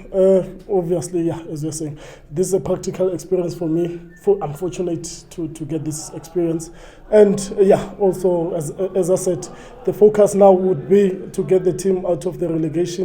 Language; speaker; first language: English; non-native, local second language; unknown